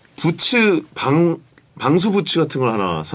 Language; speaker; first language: Korean; native; Korean